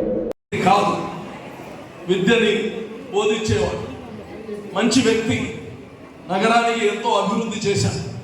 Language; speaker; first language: Telugu; native; Telugu